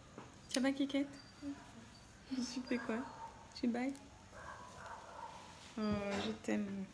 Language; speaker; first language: French; native; French